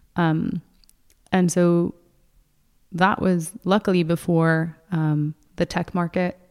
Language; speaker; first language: English; non-native, fluent; Spanish